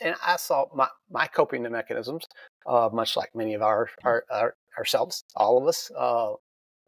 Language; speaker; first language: English; native; English